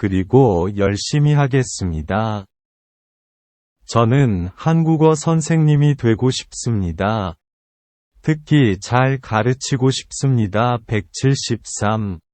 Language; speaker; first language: Korean; non-native, learner; Vietnamese